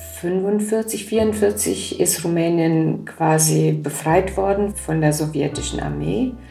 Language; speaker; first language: German; native; German